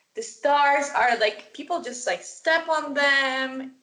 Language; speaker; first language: English; non-native, fluent; Spanish